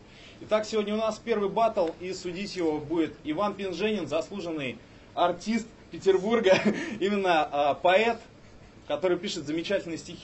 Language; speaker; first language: Russian; native; Russian